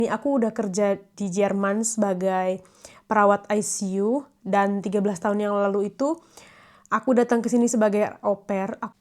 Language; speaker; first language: Indonesian; native; Indonesian